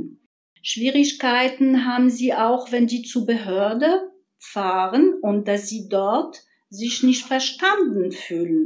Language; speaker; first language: German; non-native, fluent; Arabic